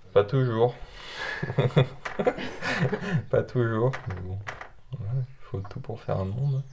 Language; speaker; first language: French; native; French